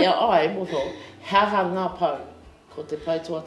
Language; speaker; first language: Māori; non-native, local second language; English